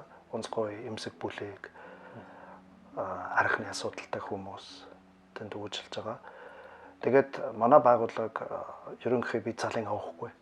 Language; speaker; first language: Mongolian; non-native, learner; German